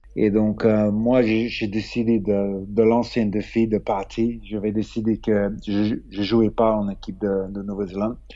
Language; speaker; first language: French; non-native, fluent; English